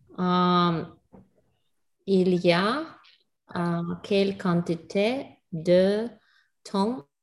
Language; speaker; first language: French; non-native, learner; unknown